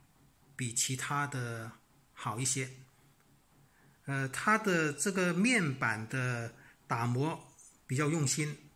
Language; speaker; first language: Chinese; native; Chinese